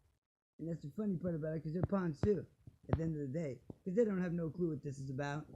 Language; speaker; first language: English; native; English